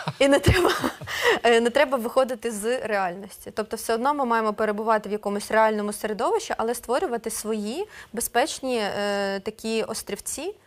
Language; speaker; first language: Ukrainian; non-native, local second language; Russian